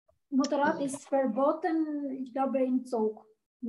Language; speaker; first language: German; non-native, learner; Albanian